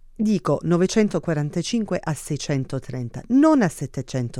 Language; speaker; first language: Italian; early bilingual, heritage; Italian